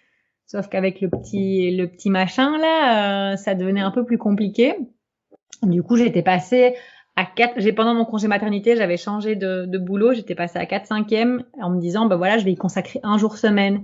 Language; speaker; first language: French; native; French